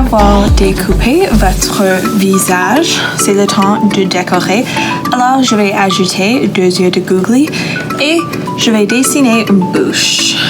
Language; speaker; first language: French; non-native, learner; English